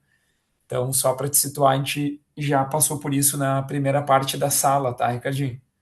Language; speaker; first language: Portuguese; native; Portuguese